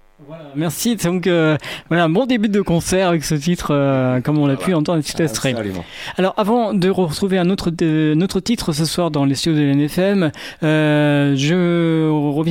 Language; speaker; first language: French; native; French